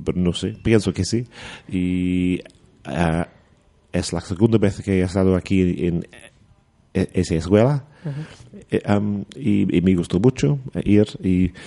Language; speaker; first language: Spanish; non-native, learner; English